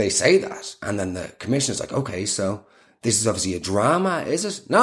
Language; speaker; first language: English; native; English